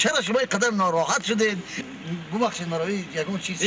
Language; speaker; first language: Persian; native; Persian